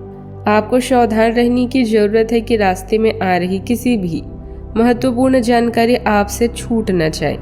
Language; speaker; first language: Hindi; native; Hindi